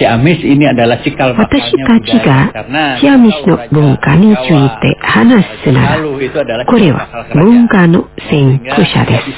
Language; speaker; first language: Japanese; non-native, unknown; Indonesian